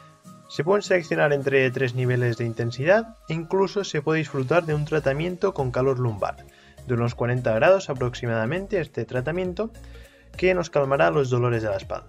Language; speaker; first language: Spanish; native; Spanish